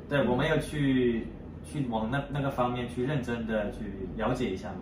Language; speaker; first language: Chinese; early bilingual, heritage; Burmese